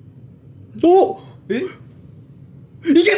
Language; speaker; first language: Japanese; native; Japanese